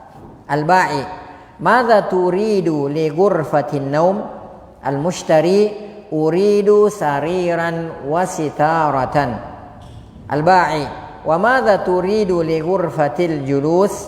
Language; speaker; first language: Arabic; non-native, fluent; Indonesian